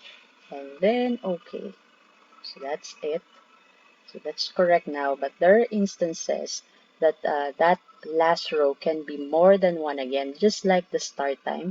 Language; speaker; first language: English; non-native, local second language; Filipino